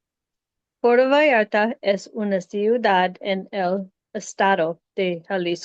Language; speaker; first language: Spanish; non-native, learner; English